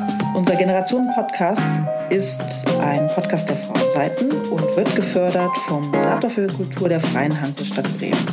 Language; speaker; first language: German; native; German